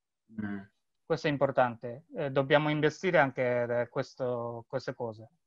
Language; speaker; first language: Italian; non-native, learner; Japanese